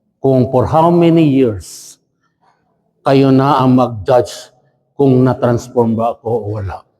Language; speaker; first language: Filipino; non-native, local second language; Chavacano